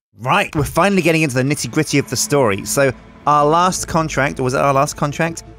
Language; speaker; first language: English; native; English